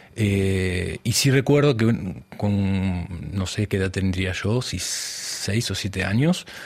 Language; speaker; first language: Spanish; native; Spanish